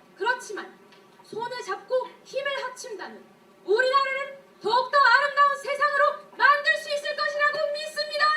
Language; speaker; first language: Korean; early bilingual, heritage; Korean